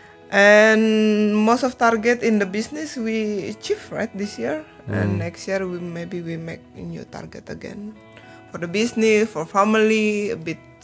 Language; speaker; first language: English; non-native, learner; Indonesian